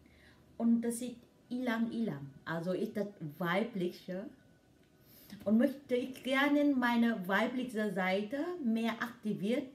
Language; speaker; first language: German; non-native, learner; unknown